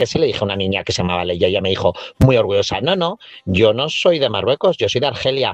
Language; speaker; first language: Spanish; native; Spanish